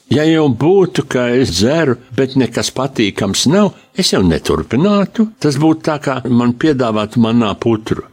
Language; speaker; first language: Latvian; early bilingual, heritage; Latvian